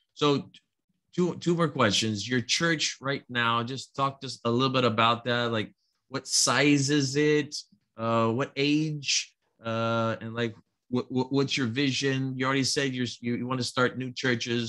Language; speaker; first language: English; early bilingual, other home language; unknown